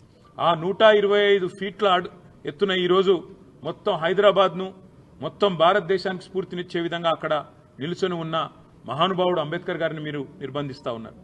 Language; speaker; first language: Telugu; native; Telugu